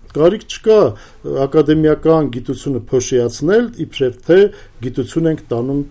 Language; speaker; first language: Armenian; native; Armenian